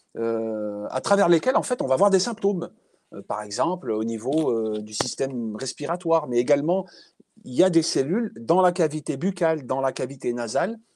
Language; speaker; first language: French; native; French